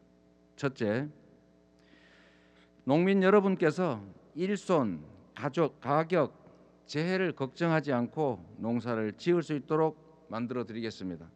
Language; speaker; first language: Korean; native; Korean